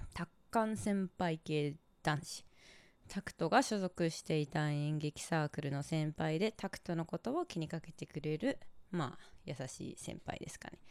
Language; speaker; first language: Japanese; native; Japanese